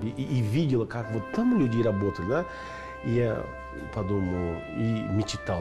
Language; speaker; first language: Russian; non-native, learner; Portuguese